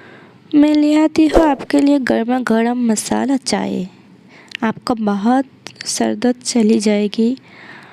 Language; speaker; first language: Hindi; non-native, fluent; Bangla